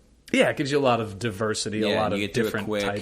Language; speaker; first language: English; native; English